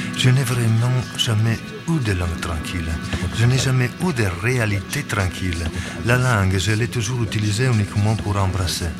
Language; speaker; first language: French; non-native, fluent; Italian